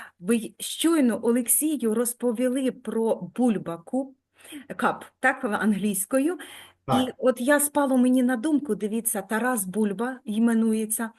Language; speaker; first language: Ukrainian; native; Ukrainian